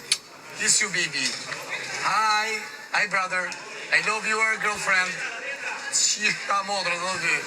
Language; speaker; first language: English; non-native, learner; Albanian